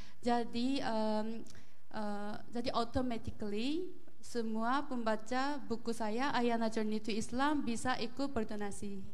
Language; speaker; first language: Indonesian; non-native, learner; Korean